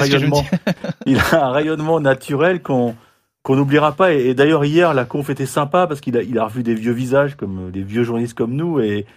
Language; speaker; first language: French; native; French